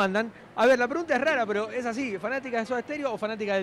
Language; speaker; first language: Spanish; native; Spanish